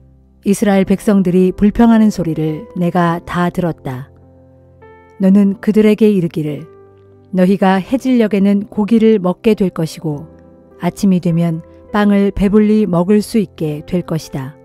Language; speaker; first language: Korean; native; Korean